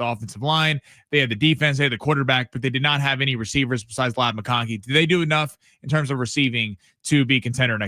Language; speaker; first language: English; native; English